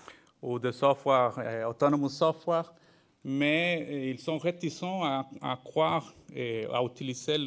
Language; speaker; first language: French; non-native, fluent; Spanish